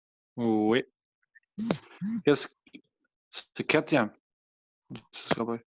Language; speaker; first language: French; non-native, learner; Albanian